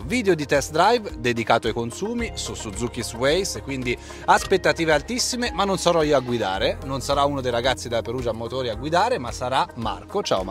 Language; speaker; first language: Italian; native; Italian